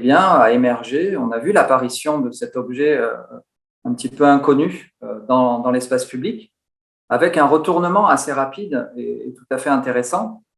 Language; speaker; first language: French; native; French